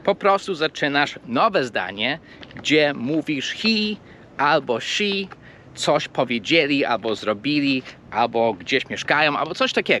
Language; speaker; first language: Polish; non-native, fluent; English